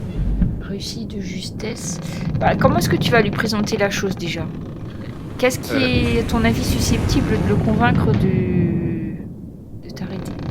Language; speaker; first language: French; native; French